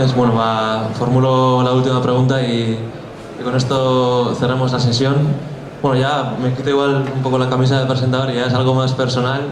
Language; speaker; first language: Spanish; non-native, local second language; Basque